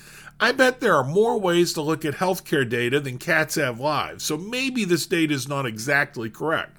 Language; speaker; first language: English; native; English